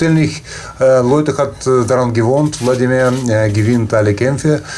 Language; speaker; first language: German; non-native, fluent; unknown